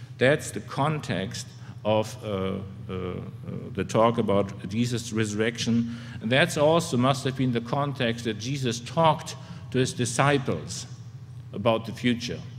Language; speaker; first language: English; non-native, fluent; German